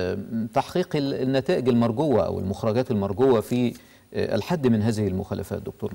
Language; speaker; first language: Arabic; native; Arabic